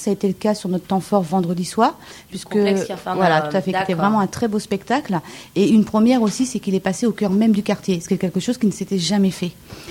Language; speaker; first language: French; native; French